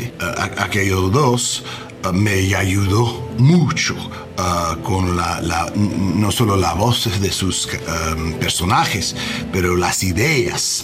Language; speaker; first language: Spanish; non-native, learner; English